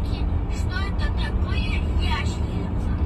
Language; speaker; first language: Russian; early bilingual, heritage; Russian